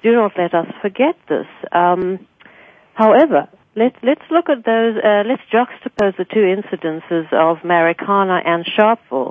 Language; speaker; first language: English; native; English